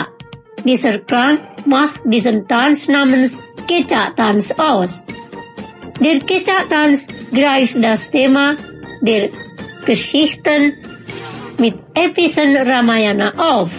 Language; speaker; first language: German; non-native, fluent; Indonesian